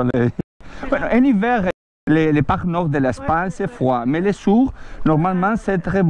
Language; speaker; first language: French; non-native, learner; Spanish